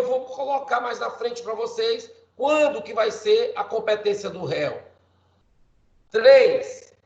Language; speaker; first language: Portuguese; native; Portuguese